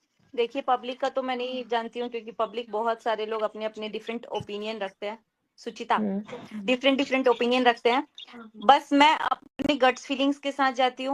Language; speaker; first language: Hindi; native; Hindi